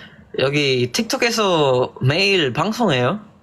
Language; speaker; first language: Korean; non-native, learner; Filipino